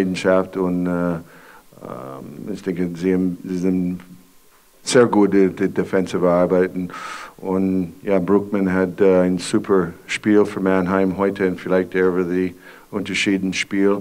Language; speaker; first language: German; non-native, fluent; English